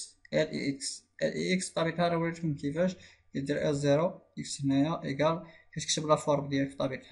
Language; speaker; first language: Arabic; native; Arabic